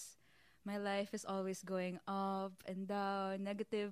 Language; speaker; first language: English; non-native, local second language; Filipino